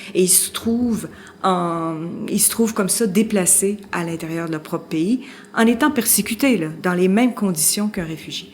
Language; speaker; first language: French; native; French